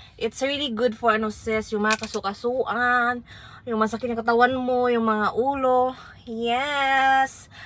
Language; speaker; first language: Filipino; non-native, local second language; Waray